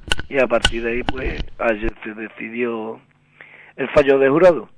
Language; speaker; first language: Spanish; native; Spanish